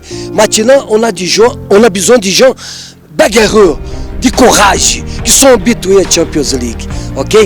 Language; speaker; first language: French; non-native, fluent; Portuguese